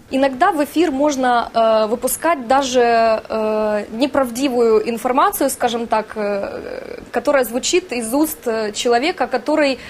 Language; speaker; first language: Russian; native; Russian